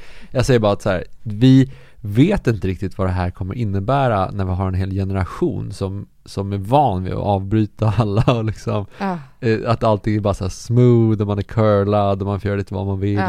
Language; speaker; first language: Swedish; native; Swedish